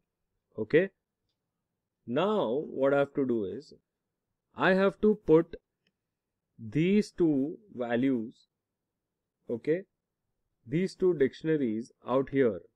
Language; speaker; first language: English; non-native, local second language; Hindi